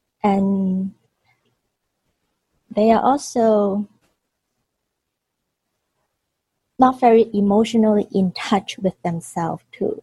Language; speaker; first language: English; non-native, local second language; Cantonese